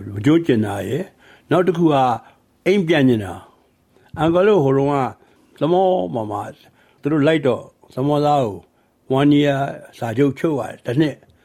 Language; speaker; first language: Burmese; native; Burmese